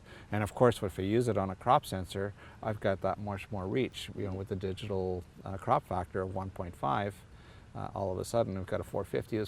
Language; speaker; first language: English; native; English